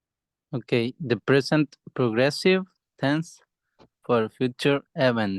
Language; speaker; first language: English; non-native, learner; Spanish